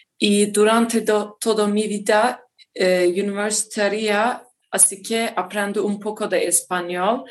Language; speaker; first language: Spanish; non-native, learner; Turkish